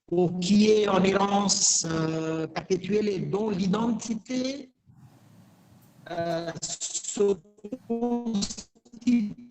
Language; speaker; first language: French; non-native, fluent; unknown